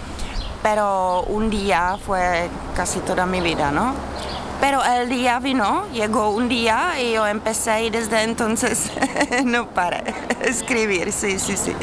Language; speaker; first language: Spanish; non-native, learner; Czech